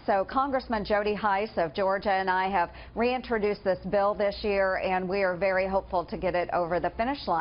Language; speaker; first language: English; native; English